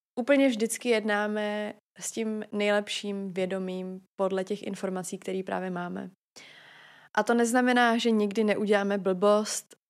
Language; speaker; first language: Czech; native; Czech